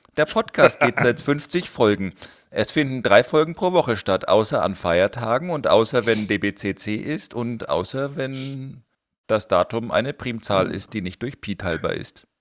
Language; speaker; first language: German; native; German